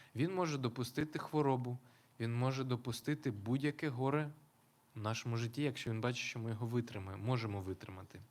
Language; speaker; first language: Ukrainian; non-native, local second language; Russian